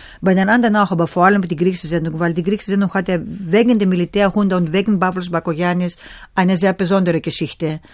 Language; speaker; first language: German; non-native, fluent; Greek